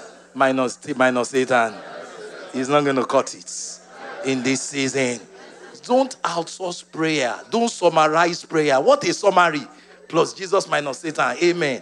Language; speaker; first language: English; non-native, local second language; Yoruba